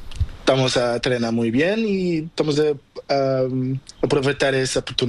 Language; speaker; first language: Spanish; non-native, learner; Portuguese